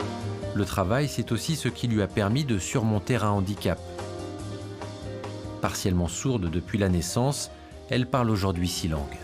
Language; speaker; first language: French; native; French